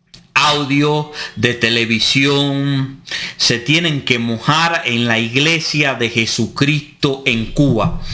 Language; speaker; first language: Spanish; native; Spanish